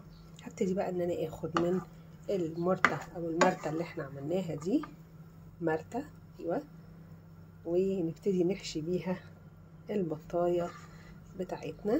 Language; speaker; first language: Arabic; native; Arabic